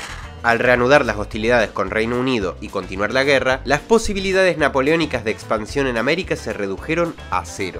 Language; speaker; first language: Spanish; native; Spanish